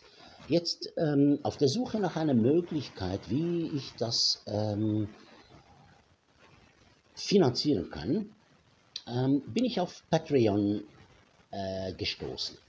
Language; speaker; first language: German; non-native, fluent; Arabic